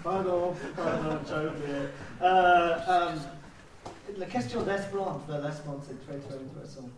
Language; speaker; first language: French; non-native, learner; English